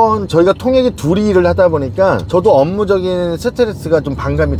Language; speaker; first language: Korean; native; Korean